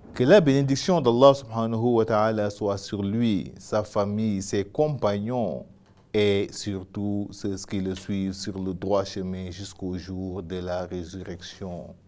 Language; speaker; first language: French; non-native, local second language; Wolof